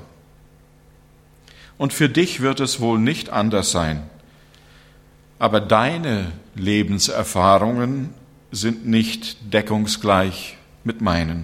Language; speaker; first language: German; non-native, fluent; English